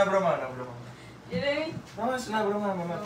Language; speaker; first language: Spanish; early bilingual, heritage; Spanish